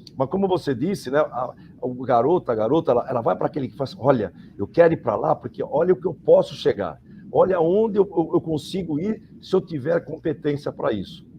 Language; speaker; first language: Portuguese; native; Portuguese